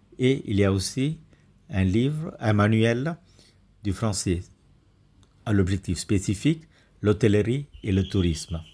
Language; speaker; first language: French; non-native, fluent; Tamil